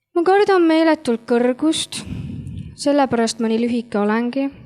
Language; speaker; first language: Estonian; native; Estonian